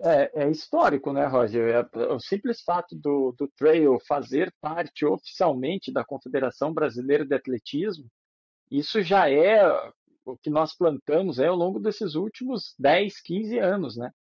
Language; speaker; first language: Portuguese; native; Portuguese